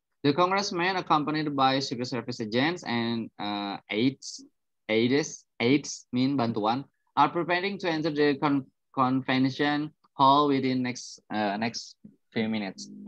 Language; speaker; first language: English; non-native, fluent; Indonesian